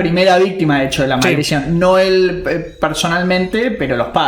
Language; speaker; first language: Spanish; native; Spanish